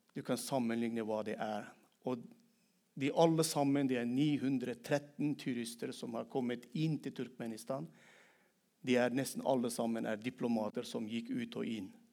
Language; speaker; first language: Norwegian; non-native, fluent; Turkmen